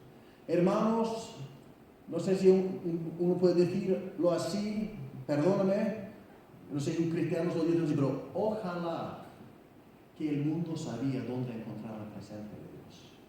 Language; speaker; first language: Spanish; non-native, fluent; Icelandic